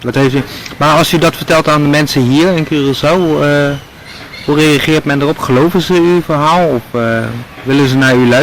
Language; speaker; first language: Dutch; native; Dutch